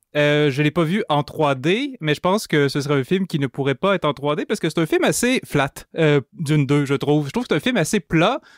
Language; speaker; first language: French; native; French